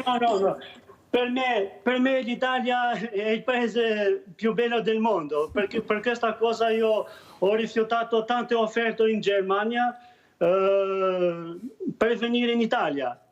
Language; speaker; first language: Italian; non-native, learner; Albanian